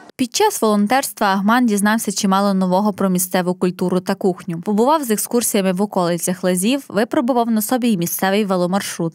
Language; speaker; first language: Ukrainian; native; Ukrainian